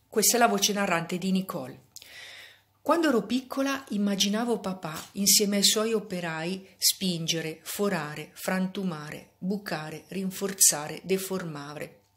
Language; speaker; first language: Italian; native; Italian